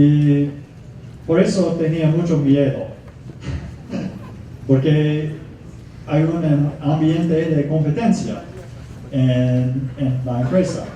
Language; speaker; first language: Spanish; non-native, fluent; English